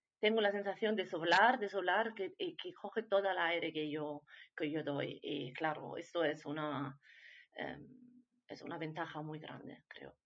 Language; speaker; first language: Spanish; non-native, fluent; Italian